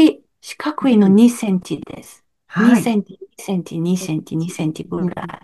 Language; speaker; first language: Japanese; non-native, learner; French